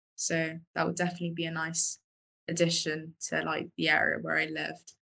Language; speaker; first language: English; native; English